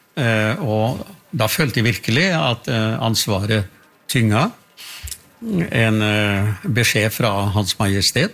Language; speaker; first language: Norwegian; native; Norwegian